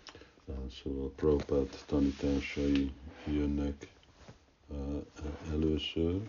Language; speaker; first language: Hungarian; early bilingual, heritage; Hungarian